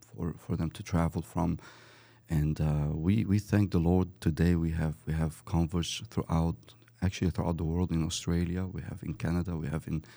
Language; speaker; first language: English; early bilingual, other home language; Arabic